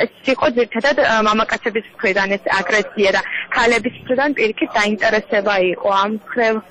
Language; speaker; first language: Georgian; non-native, local second language; Chechen